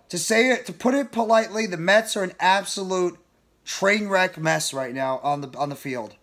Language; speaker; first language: English; native; English